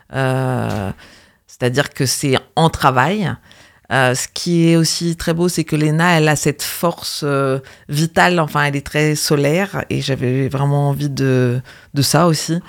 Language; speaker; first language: French; native; French